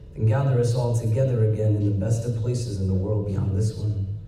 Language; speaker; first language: English; native; English